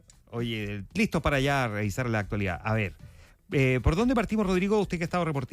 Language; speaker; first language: Spanish; native; Spanish